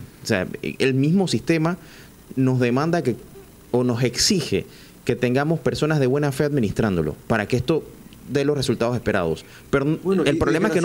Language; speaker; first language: Spanish; native; Spanish